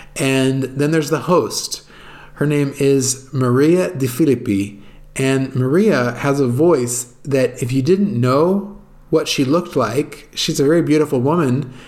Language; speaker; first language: English; native; English